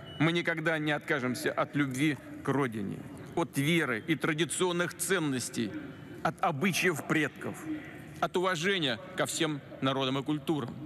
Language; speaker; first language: Russian; native; Russian